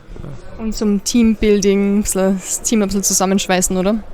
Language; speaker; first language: German; native; German